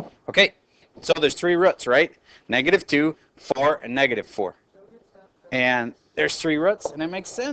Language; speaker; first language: English; native; English